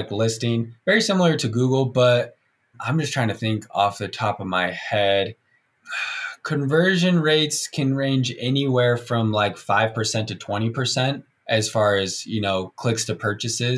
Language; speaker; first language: English; native; English